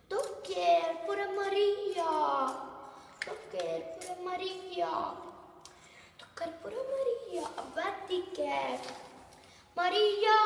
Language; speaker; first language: Norwegian; non-native, learner; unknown